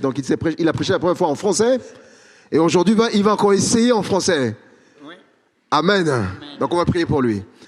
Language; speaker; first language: French; native; French